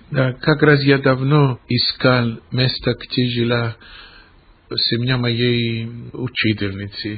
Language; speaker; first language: Russian; non-native, fluent; Greek